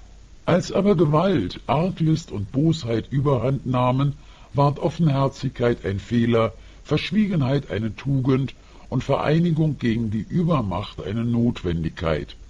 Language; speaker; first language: German; native; German